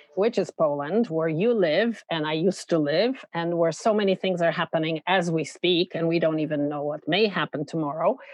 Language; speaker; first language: English; non-native, fluent; Polish